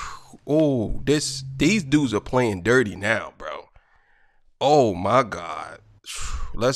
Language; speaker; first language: English; native; English